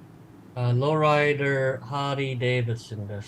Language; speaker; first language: Japanese; non-native, learner; English